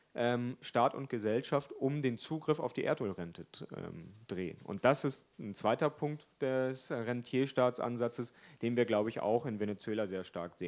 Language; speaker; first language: German; native; German